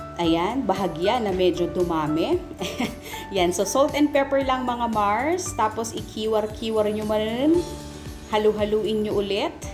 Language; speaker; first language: Filipino; non-native, local second language; Iloko